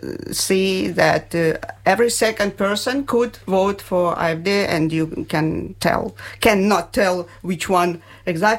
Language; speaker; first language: English; non-native, fluent; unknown